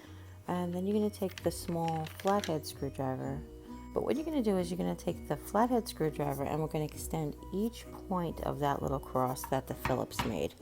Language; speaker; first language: English; native; English